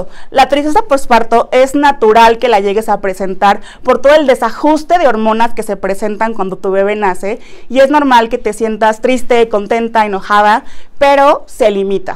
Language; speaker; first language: Spanish; native; Spanish